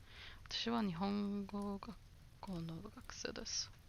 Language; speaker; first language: Japanese; non-native, learner; English